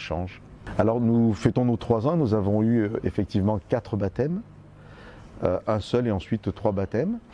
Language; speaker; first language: French; native; French